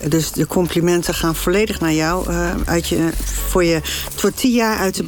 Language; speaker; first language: Dutch; native; Dutch